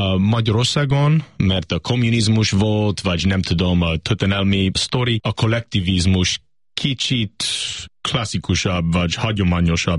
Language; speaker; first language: Hungarian; non-native, learner; English